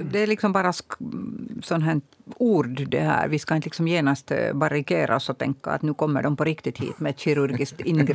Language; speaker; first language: Swedish; native; Swedish